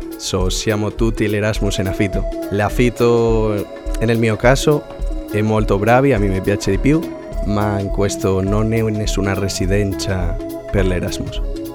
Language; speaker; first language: Italian; non-native, learner; Spanish